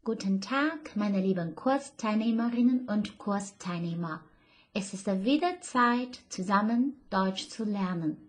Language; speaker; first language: German; non-native, fluent; Chinese